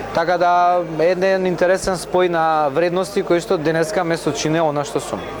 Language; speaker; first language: Macedonian; non-native, local second language; Romany